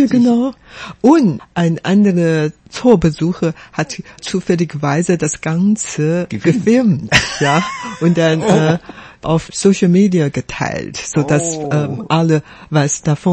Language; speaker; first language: German; non-native, fluent; Chinese